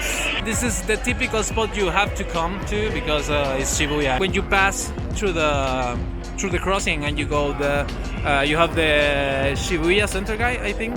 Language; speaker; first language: English; non-native, fluent; Spanish